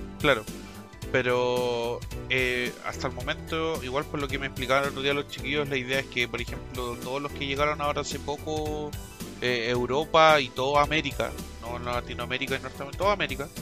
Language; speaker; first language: Spanish; native; Spanish